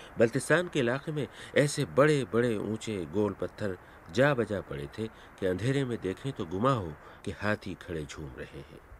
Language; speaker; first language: Urdu; native; Urdu